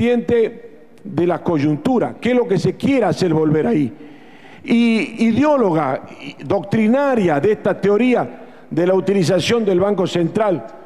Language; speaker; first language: Spanish; native; Spanish